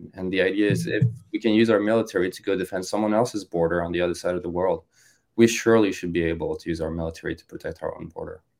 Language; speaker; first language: English; non-native, fluent; French